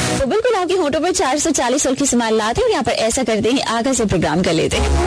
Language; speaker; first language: Urdu; non-native, local second language; Sindhi